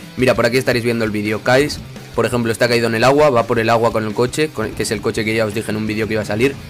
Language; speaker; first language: Spanish; native; Spanish